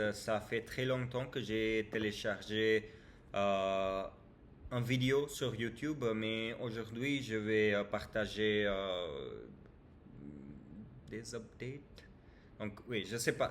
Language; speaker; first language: French; non-native, learner; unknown